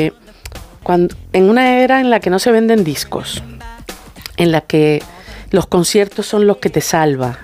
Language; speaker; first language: Spanish; native; Spanish